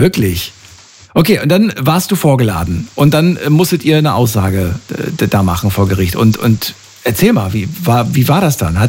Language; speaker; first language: German; native; German